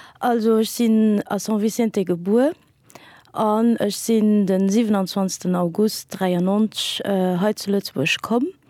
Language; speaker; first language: Luxembourgish; early bilingual, other home language; Kabuverdianu